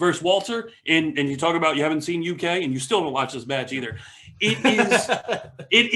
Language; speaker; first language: English; native; English